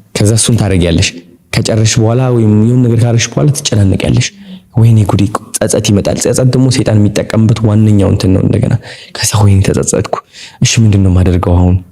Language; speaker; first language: Amharic; non-native, local second language; Tigrinya